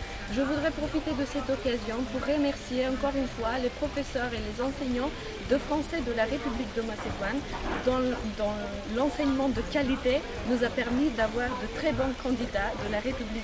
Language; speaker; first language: French; non-native, fluent; Macedonian